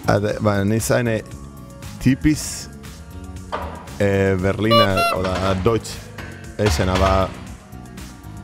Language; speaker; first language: German; non-native, learner; Spanish